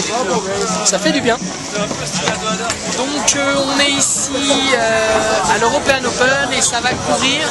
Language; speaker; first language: French; native; French